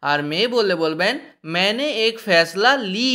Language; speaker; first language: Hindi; non-native, fluent; Bangla